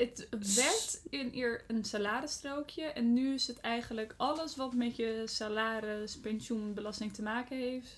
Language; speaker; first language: Dutch; native; Dutch